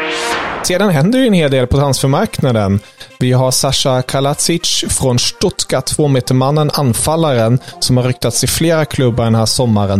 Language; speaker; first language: Swedish; native; Swedish